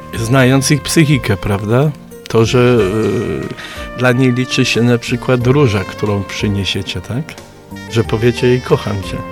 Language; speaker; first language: Polish; native; Polish